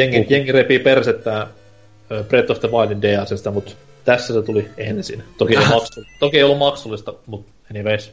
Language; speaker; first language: Finnish; native; Finnish